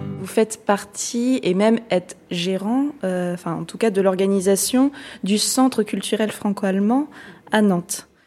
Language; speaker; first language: French; native; French